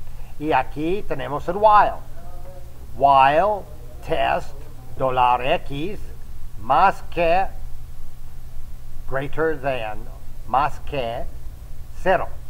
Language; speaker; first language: Spanish; non-native, fluent; English